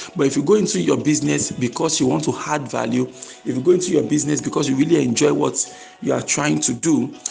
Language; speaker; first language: English; non-native, local second language; Yoruba